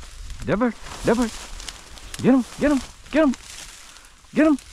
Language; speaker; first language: English; native; English